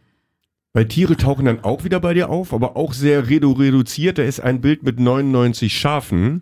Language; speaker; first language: German; native; German